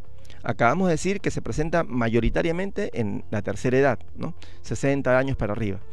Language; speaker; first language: Spanish; native; Spanish